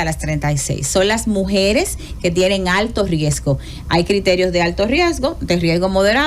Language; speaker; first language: Spanish; native; Spanish